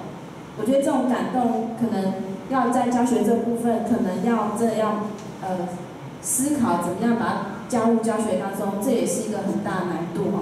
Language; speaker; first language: Chinese; native; Chinese